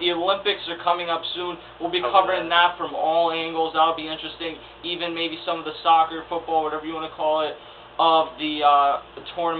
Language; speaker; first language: English; native; English